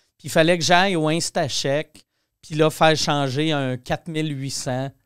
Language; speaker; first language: French; native; French